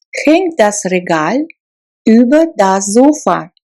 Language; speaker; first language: German; non-native, fluent; Russian